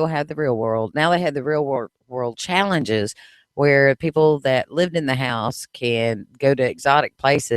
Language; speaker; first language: English; native; English